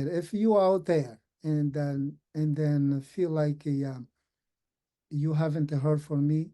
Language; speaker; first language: English; non-native, fluent; Portuguese